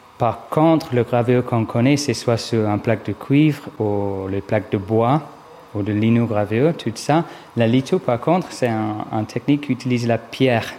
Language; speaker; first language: French; non-native, fluent; English